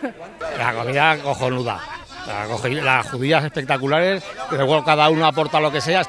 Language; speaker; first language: Spanish; native; Spanish